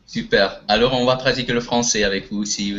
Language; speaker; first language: French; non-native, fluent; Russian